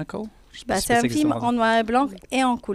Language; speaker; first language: French; non-native, fluent; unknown